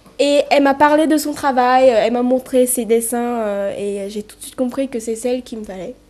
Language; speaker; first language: French; early bilingual, other home language; Vietnamese